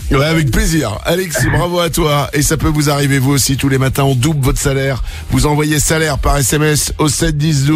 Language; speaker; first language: French; native; French